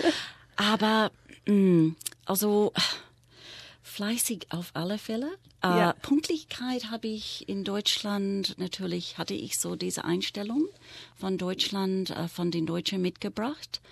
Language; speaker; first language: German; non-native, fluent; English